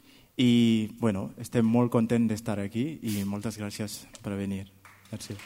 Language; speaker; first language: Catalan; non-native, learner; Mandingo